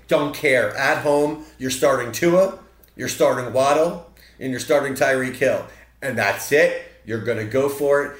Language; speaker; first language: English; native; English